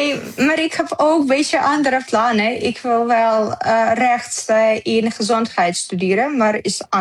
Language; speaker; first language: Dutch; non-native, learner; Ukrainian